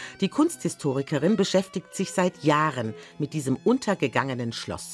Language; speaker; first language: German; native; German